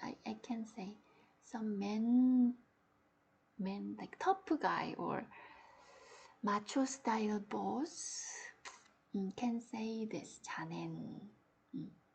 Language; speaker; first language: English; non-native, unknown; Korean